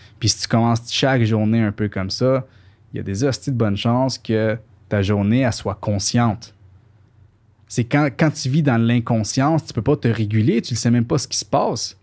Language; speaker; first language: French; early bilingual, other home language; Spanish